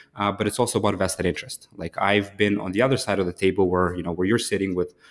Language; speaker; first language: English; early bilingual, other home language; Ukrainian